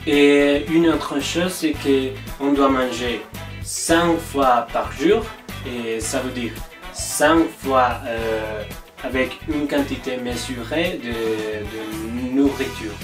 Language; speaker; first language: French; non-native, learner; Spanish